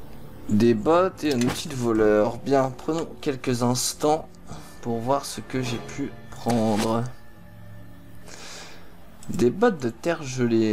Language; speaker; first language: French; native; French